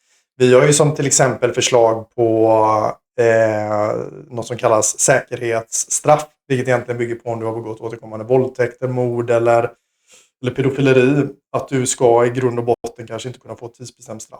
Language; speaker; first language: Swedish; native; Swedish